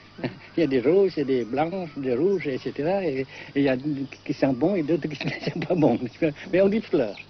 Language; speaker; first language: French; non-native, fluent; Vietnamese